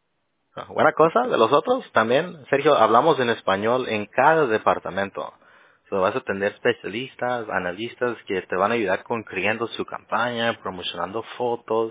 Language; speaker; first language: Spanish; early bilingual, heritage; Spanish